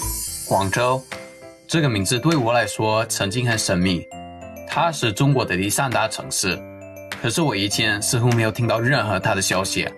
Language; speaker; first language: Chinese; non-native, fluent; English